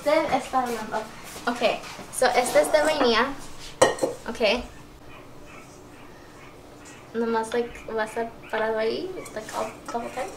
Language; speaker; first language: Spanish; early bilingual, heritage; Spanish